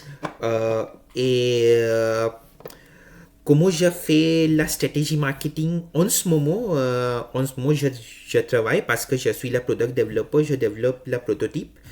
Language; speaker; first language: French; non-native, learner; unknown